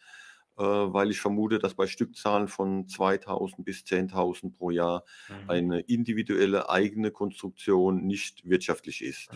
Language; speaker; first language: German; native; German